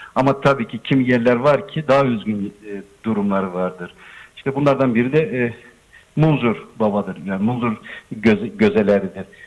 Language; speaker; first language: Turkish; non-native, local second language; Zaza